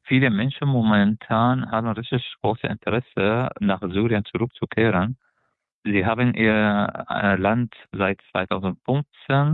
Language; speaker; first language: German; non-native, fluent; Arabic